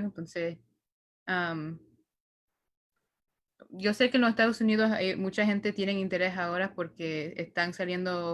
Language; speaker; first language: Spanish; early bilingual, heritage; Spanish